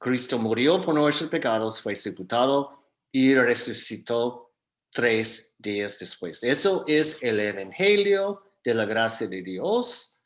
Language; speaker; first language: Spanish; non-native, fluent; English